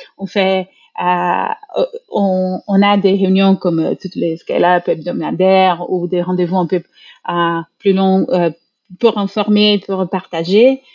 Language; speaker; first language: French; non-native, fluent; Portuguese